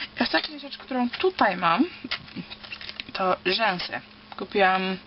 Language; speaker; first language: Polish; early bilingual, heritage; Polish